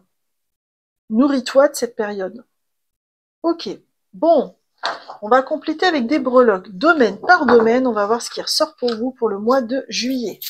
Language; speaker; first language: French; native; French